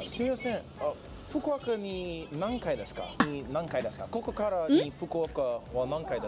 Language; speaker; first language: Japanese; non-native, learner; English